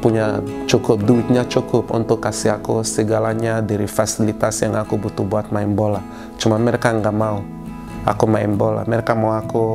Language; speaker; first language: Indonesian; non-native, fluent; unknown